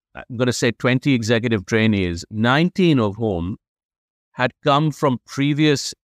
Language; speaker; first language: English; non-native, local second language; Hindi